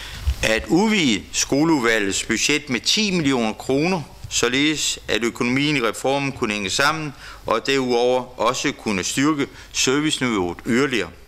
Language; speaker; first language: Danish; native; Danish